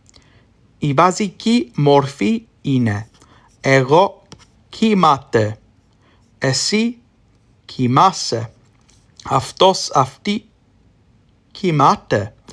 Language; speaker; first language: Greek; non-native, learner; English